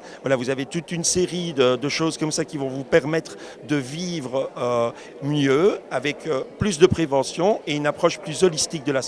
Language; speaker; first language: French; native; French